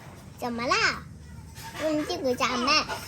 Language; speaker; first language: Chinese; early bilingual, heritage; Chinese